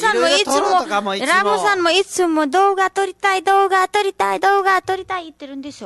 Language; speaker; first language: Japanese; non-native, learner; Nepali